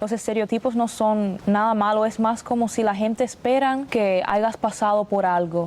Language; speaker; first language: Spanish; early bilingual, other home language; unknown